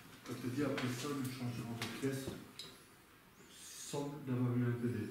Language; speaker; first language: French; native; French